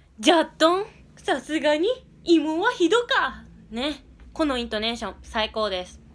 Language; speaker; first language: Japanese; native; Japanese